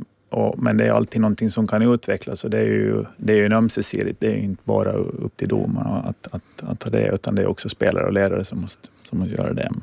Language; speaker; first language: Swedish; native; Swedish